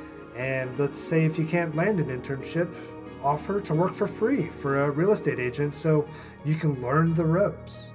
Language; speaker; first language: English; native; English